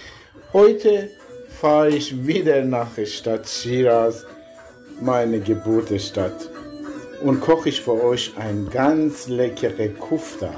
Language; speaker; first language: German; non-native, learner; Persian